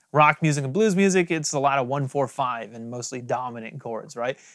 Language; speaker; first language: English; native; English